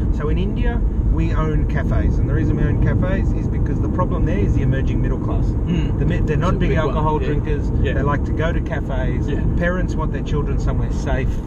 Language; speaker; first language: English; native; English